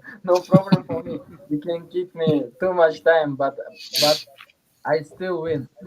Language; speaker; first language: English; non-native, learner; Uzbek